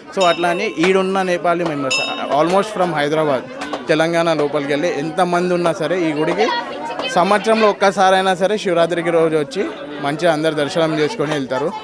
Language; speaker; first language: Telugu; non-native, local second language; Nepali